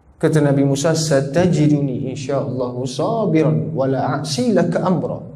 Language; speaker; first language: Malay; native; Malay